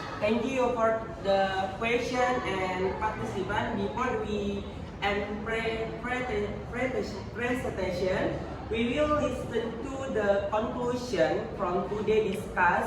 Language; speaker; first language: English; non-native, learner; Indonesian